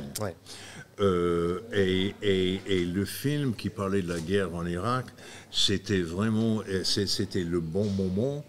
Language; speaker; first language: French; non-native, fluent; English